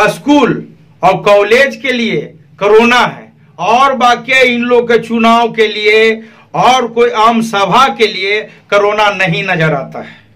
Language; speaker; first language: Hindi; native; Hindi